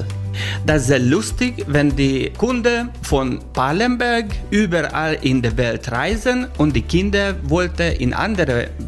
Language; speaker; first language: German; non-native, fluent; Hungarian